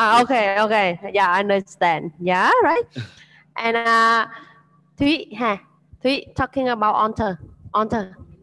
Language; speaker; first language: English; non-native, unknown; Vietnamese